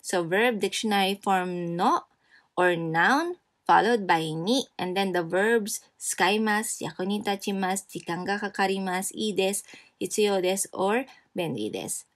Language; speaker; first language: Japanese; non-native, fluent; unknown